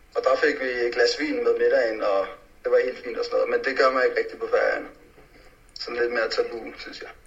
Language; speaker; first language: Danish; early bilingual, other home language; Faroese